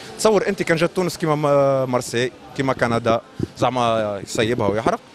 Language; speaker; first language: Arabic; native; Arabic